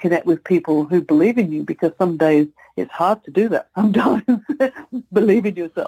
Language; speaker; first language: English; native; English